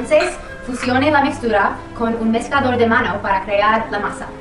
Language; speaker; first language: Spanish; non-native, learner; English